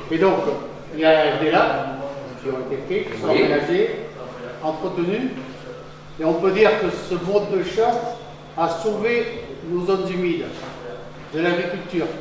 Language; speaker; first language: French; native; French